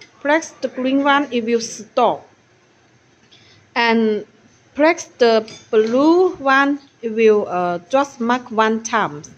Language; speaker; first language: English; non-native, learner; Chinese